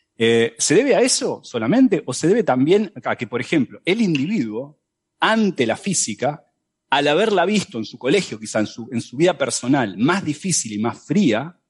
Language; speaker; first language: Spanish; native; Spanish